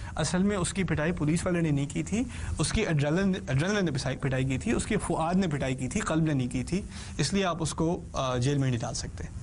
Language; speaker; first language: Urdu; early bilingual, heritage; Urdu